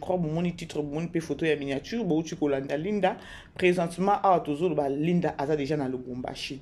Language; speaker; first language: French; non-native, local second language; Lingala